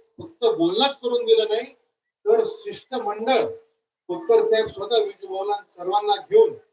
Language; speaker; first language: Marathi; non-native, local second language; Lambadi